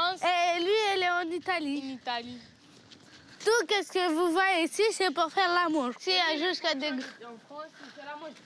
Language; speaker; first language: French; non-native, learner; Romanian